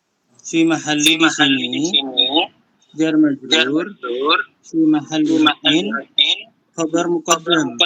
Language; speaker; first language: Arabic; non-native, fluent; Indonesian